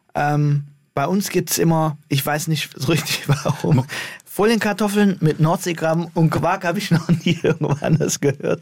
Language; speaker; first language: German; native; German